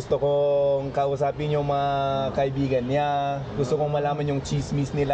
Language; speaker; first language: Filipino; non-native, fluent; English